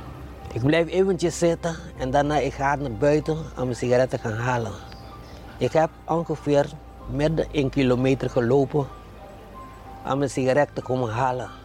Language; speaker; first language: Dutch; non-native, local second language; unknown